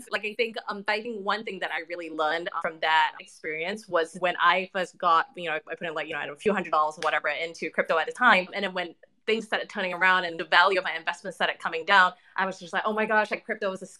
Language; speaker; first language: English; native; English